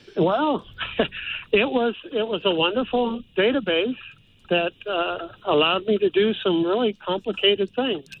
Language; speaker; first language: English; native; English